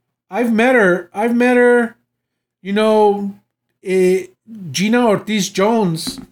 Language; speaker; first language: English; native; English